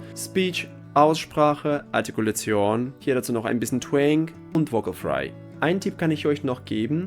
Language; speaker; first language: German; non-native, fluent; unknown